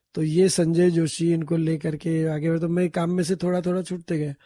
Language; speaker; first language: Hindi; non-native, local second language; Marathi